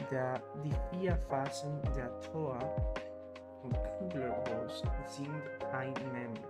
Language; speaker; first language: German; non-native, learner; Spanish